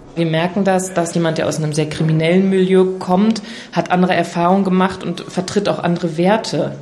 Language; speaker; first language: German; native; German